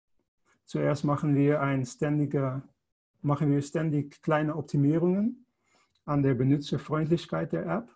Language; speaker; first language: German; non-native, fluent; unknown